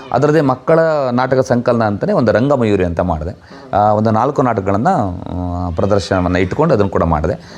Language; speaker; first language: Kannada; non-native, local second language; Konkani